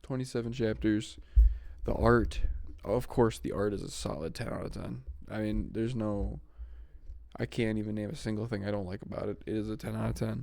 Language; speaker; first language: English; native; English